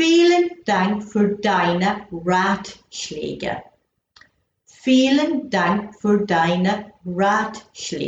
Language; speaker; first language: German; non-native, fluent; English